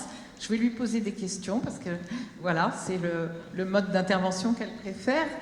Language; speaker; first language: French; native; French